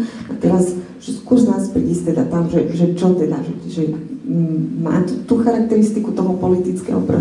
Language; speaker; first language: Slovak; native; Slovak